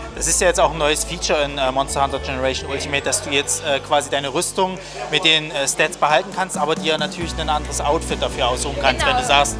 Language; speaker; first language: German; native; German